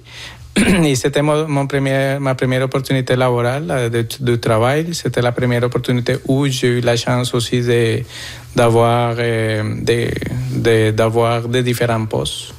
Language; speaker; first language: French; non-native, fluent; Spanish